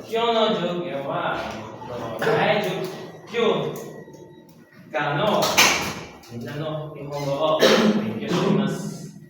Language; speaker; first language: Japanese; non-native, fluent; Indonesian